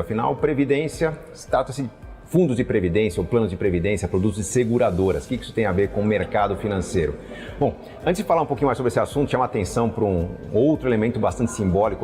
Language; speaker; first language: Portuguese; native; Portuguese